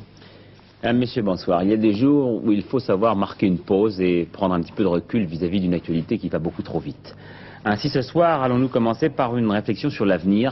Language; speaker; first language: French; native; French